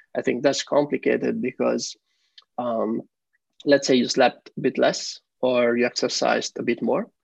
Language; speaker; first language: English; non-native, fluent; Italian